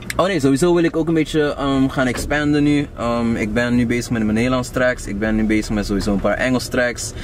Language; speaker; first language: Dutch; non-native, local second language; Papiamento